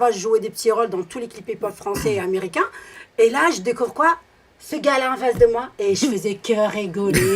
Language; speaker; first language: French; native; French